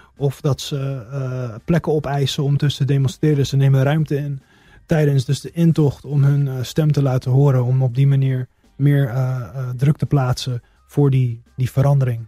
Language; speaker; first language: Dutch; early bilingual, heritage; Dutch